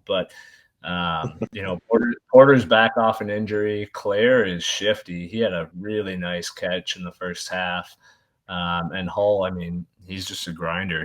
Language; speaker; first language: English; native; English